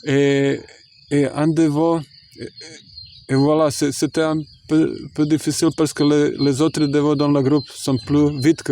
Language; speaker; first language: French; non-native, fluent; Croatian